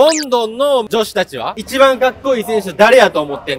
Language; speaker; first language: Japanese; native; Japanese